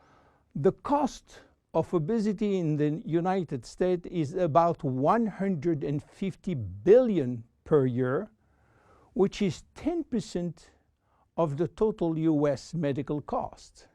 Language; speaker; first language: English; non-native, fluent; French